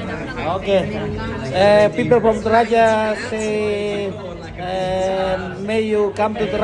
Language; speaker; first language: English; non-native, learner; Indonesian